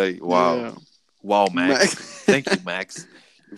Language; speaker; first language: English; non-native, fluent; German